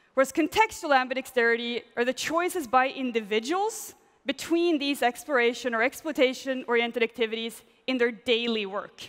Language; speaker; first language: English; non-native, fluent; Swedish